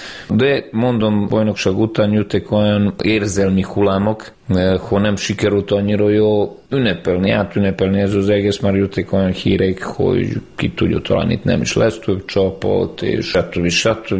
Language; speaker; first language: Hungarian; non-native, fluent; Serbian